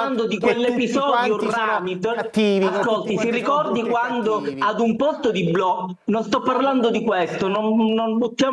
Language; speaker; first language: Italian; native; Italian